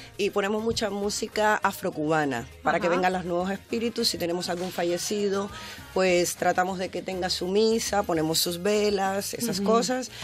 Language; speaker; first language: Spanish; native; Spanish